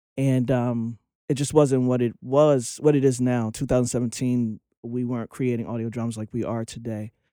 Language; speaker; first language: English; native; English